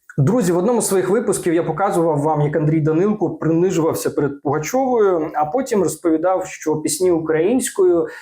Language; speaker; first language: Ukrainian; non-native, local second language; Russian